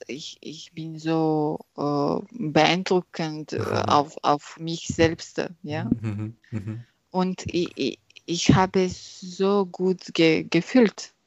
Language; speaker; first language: German; non-native, learner; French